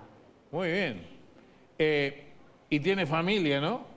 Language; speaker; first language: Spanish; native; Spanish